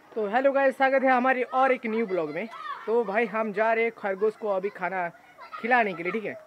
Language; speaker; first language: Hindi; non-native, local second language; Bangla